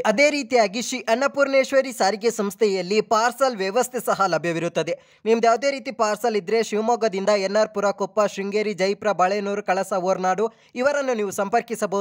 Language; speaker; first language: Kannada; native; Kannada